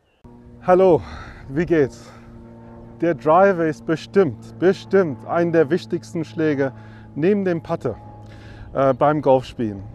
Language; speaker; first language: German; non-native, fluent; English